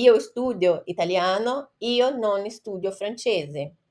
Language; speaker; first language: Italian; non-native, fluent; Portuguese